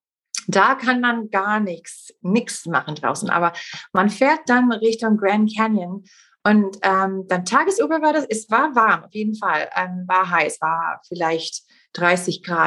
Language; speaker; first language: German; non-native, fluent; English